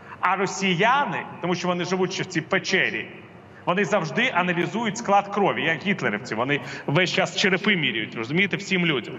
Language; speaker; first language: Ukrainian; non-native, local second language; Russian